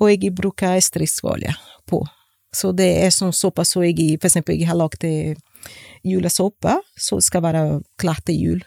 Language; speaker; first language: Norwegian; non-native, learner; Portuguese